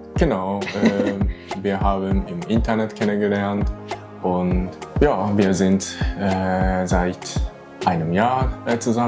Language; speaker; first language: German; non-native, learner; Japanese